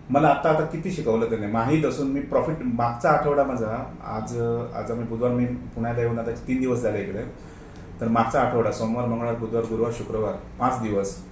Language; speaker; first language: Marathi; non-native, local second language; Konkani